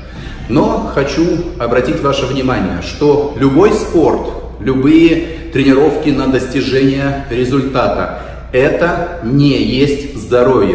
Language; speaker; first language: Russian; native; Russian